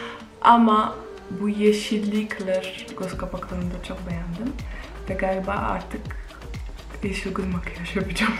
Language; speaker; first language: Turkish; non-native, fluent; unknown